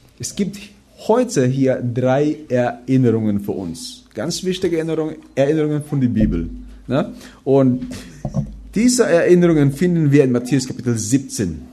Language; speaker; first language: German; non-native, fluent; Filipino